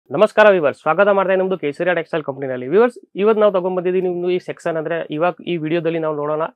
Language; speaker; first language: Kannada; non-native, fluent; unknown